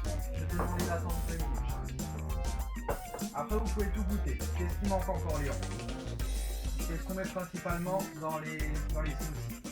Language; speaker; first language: French; native; French